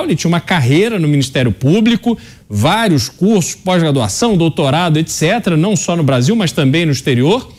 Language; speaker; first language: Portuguese; native; Portuguese